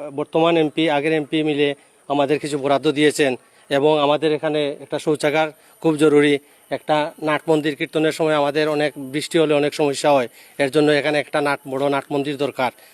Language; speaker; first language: Bangla; native; Bangla